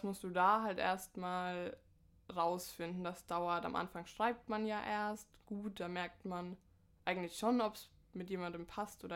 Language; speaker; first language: German; native; German